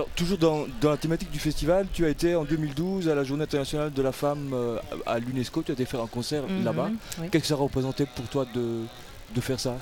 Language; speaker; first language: French; native; French